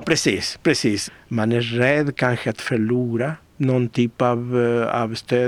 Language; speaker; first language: Swedish; non-native, fluent; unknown